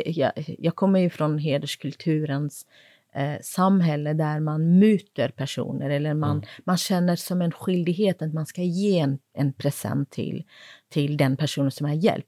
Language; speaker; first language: Swedish; non-native, fluent; Kurdish